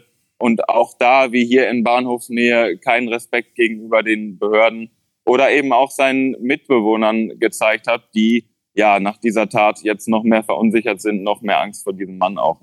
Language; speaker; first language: German; native; German